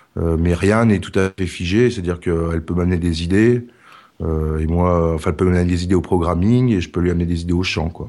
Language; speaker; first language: French; native; French